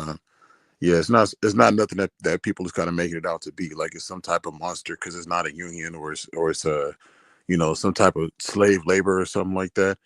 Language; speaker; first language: English; native; English